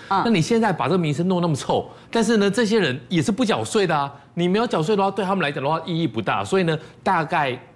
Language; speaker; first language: Chinese; native; Chinese